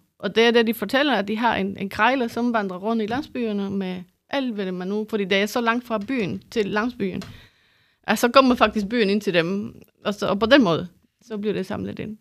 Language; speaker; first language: Danish; non-native, fluent; Spanish